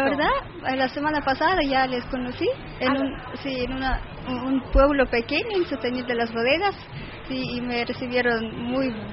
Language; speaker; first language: Spanish; non-native, learner; Russian